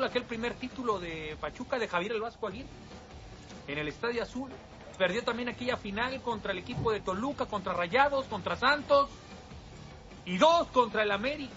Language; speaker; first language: Spanish; native; Spanish